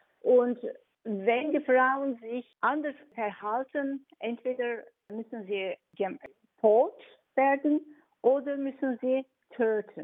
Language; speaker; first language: German; non-native, fluent; Turkish